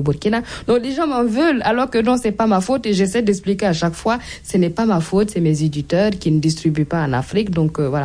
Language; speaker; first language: French; non-native, local second language; Mossi